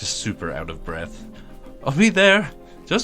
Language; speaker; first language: English; native; English